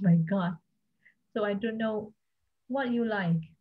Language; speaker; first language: English; non-native, fluent; Vietnamese